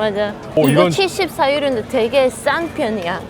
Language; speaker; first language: Korean; non-native, fluent; Dutch